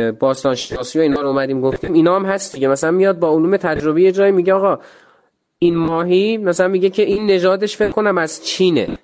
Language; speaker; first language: Persian; native; Persian